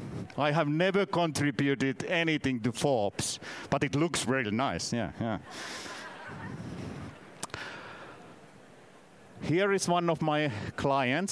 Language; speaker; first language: English; non-native, fluent; Finnish